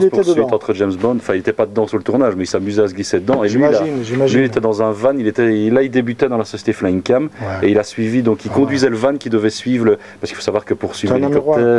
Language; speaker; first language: French; native; French